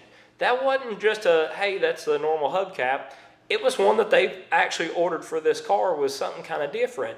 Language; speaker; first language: English; native; English